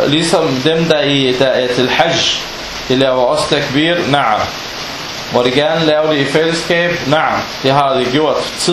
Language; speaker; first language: Danish; non-native, fluent; Arabic